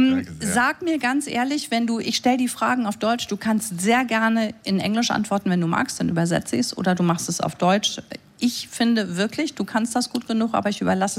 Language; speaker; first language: German; native; German